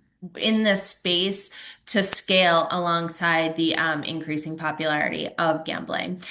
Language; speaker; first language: English; native; English